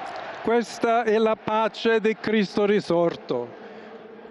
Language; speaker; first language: Italian; non-native, fluent; English